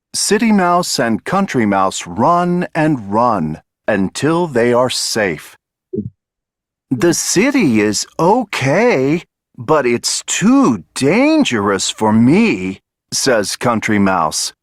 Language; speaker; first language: English; non-native, learner; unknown